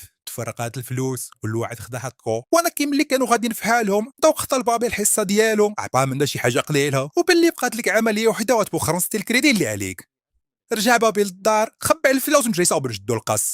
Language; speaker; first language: Arabic; native; Arabic